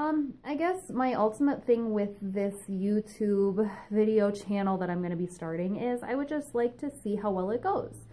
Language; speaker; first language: English; native; English